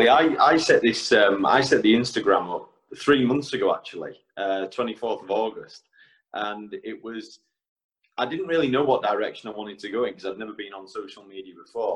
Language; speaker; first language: English; native; English